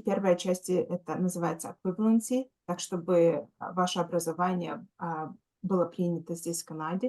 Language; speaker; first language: Russian; early bilingual, heritage; Russian